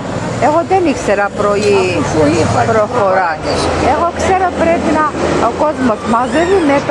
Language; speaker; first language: Greek; non-native, learner; Armenian